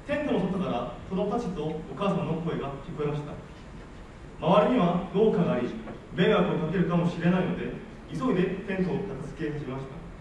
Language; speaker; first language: Japanese; non-native, fluent; Korean